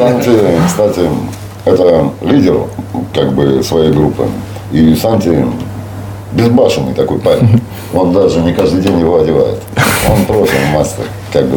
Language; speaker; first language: Russian; native; Russian